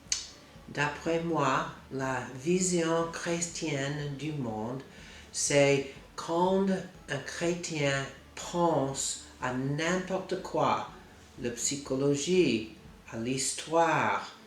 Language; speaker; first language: French; non-native, fluent; English